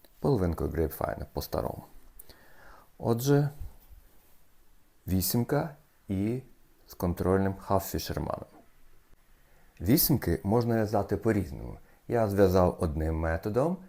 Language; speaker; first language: Ukrainian; native; Ukrainian